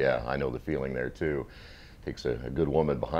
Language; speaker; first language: English; native; English